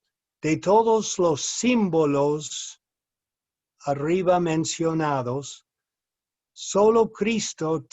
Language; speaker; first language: Spanish; non-native, fluent; English